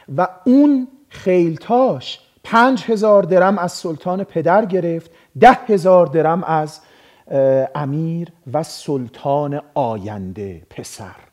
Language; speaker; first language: Persian; native; Persian